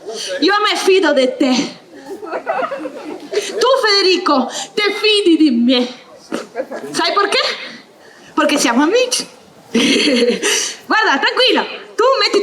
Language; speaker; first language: Italian; non-native, learner; Spanish